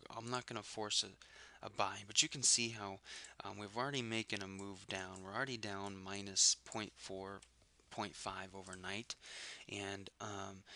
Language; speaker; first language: English; native; English